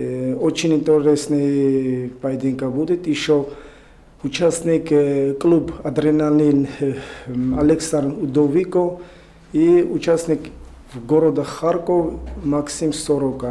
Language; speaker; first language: Russian; non-native, learner; Georgian